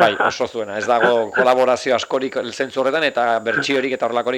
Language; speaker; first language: Basque; native; Basque